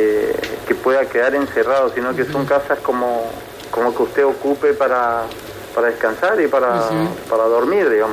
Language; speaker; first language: Spanish; native; Spanish